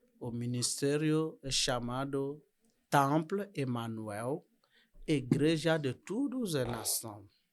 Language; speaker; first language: Portuguese; non-native, learner; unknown